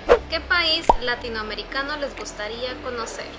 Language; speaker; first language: Spanish; native; Spanish